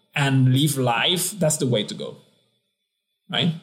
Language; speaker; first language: English; non-native, fluent; Spanish